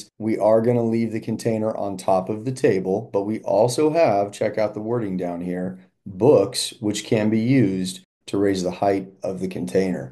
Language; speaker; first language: English; native; English